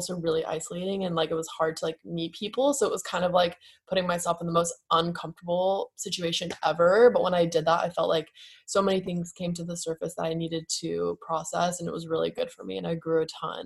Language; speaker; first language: English; native; English